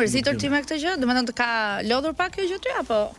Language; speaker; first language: Albanian; native; Albanian